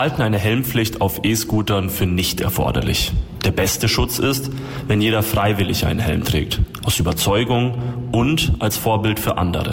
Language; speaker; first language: German; native; German